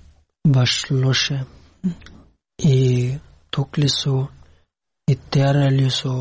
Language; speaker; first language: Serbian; non-native, learner; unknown